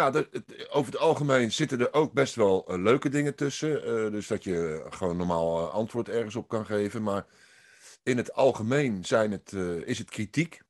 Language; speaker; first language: Dutch; native; Dutch